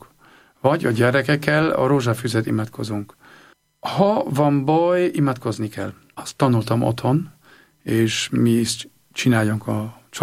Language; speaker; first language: Hungarian; non-native, learner; German